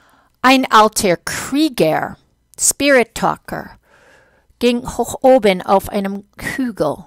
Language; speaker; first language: German; non-native, fluent; English